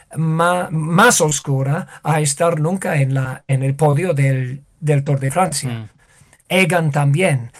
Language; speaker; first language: Spanish; non-native, fluent; English